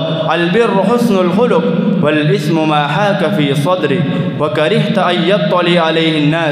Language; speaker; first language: Arabic; non-native, learner; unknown